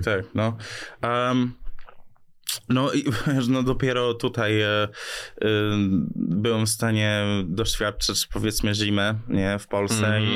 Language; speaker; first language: Polish; early bilingual, heritage; English